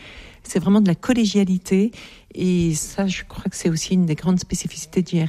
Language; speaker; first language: French; native; French